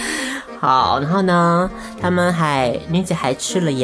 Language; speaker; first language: Chinese; native; Chinese